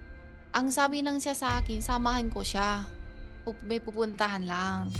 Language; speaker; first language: Filipino; non-native, learner; Chinese